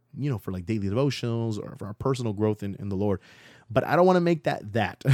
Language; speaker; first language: English; native; English